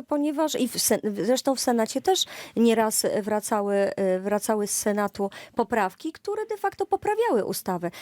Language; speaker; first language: Polish; native; Polish